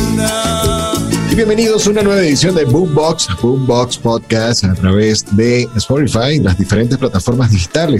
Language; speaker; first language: Spanish; native; Spanish